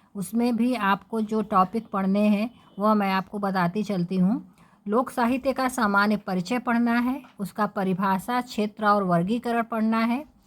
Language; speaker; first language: Hindi; native; Hindi